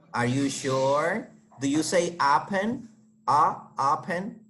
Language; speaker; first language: English; non-native, fluent; Spanish